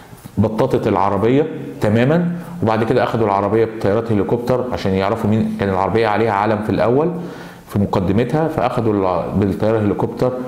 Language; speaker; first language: Arabic; native; Arabic